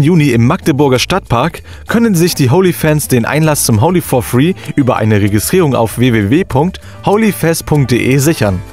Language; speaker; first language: German; native; German